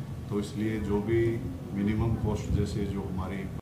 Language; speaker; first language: Hindi; native; Hindi